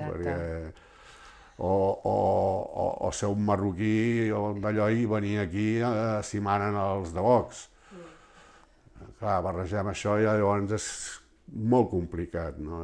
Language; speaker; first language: Catalan; early bilingual, heritage; Catalan